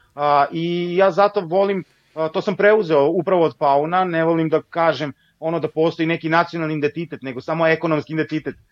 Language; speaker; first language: Serbian; native; Serbian